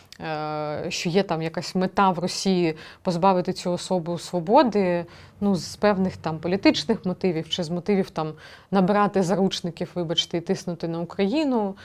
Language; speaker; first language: Ukrainian; native; Ukrainian